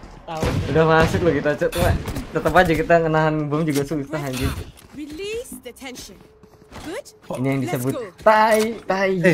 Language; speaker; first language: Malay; non-native, local second language; Javanese